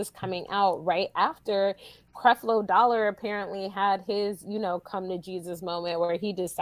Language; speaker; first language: English; native; English